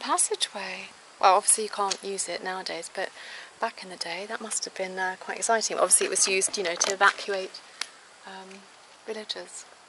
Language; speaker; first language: English; early bilingual, other home language; German